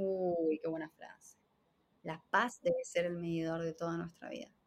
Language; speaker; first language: Spanish; native; Spanish